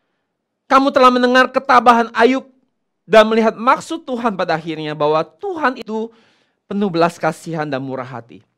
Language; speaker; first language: Indonesian; native; Indonesian